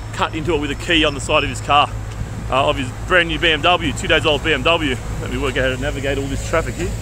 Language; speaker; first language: English; native; English